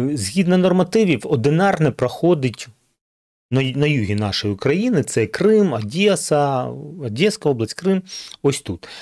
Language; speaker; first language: Ukrainian; non-native, local second language; Russian